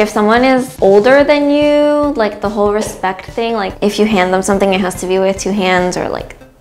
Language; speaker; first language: English; native; English